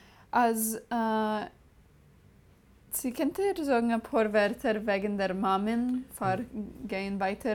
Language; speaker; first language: German; non-native, fluent; English